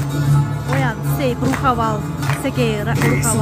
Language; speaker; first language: Hungarian; non-native, learner; Kazakh